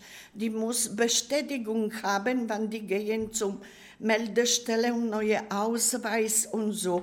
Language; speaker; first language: German; non-native, learner; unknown